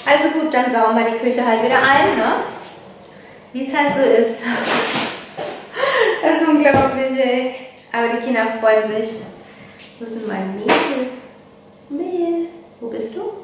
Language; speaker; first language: German; native; German